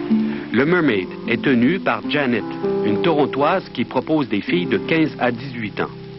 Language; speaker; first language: French; native; French